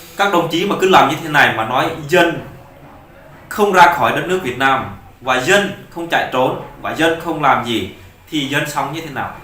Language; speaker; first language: Vietnamese; non-native, local second language; Jarai